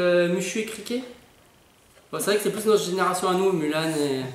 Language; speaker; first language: French; native; French